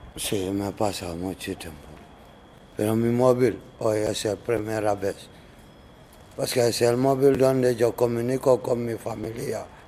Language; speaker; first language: Spanish; non-native, learner; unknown